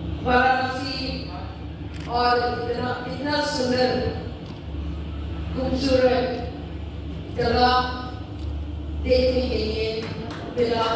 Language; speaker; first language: Hindi; non-native, local second language; Manipuri